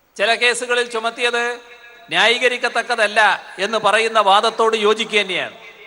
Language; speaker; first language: Malayalam; native; Malayalam